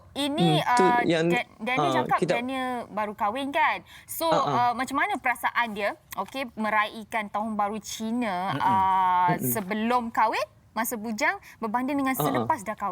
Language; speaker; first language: Malay; non-native, local second language; Chinese